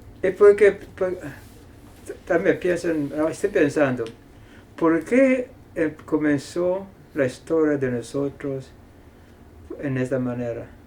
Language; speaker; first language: Spanish; non-native, fluent; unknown